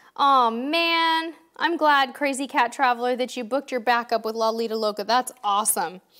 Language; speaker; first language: English; native; English